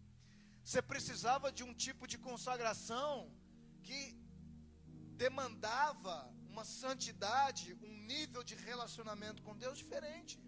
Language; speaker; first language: Portuguese; native; Portuguese